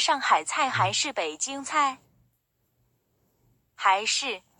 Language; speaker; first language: Chinese; non-native, learner; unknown